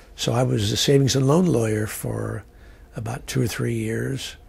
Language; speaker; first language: English; native; English